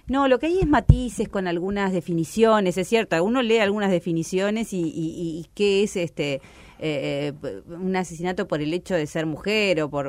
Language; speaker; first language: Spanish; native; Spanish